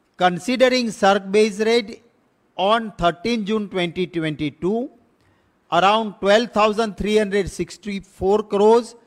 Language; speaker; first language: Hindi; non-native, local second language; Gujarati